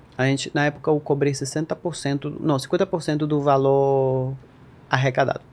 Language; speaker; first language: Portuguese; non-native, fluent; Spanish